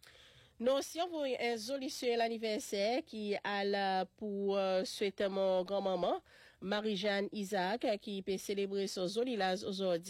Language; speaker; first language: French; non-native, local second language; Seselwa Creole French